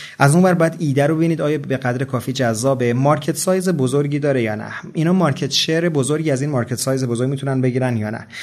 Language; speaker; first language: Persian; native; Persian